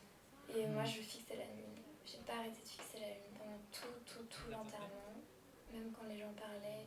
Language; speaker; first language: French; native; French